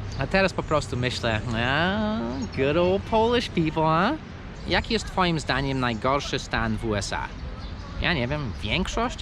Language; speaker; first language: Polish; early bilingual, heritage; Polish